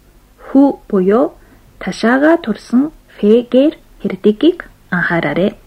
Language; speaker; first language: Mongolian; non-native, fluent; Japanese